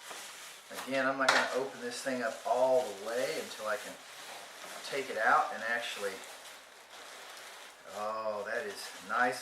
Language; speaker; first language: English; native; English